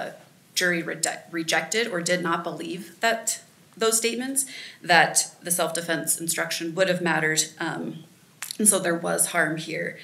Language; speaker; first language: English; native; English